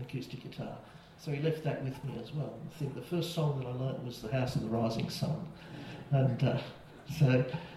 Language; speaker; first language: English; native; English